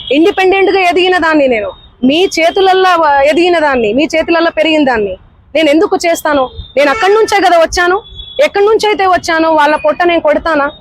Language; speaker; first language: Telugu; non-native, local second language; Lambadi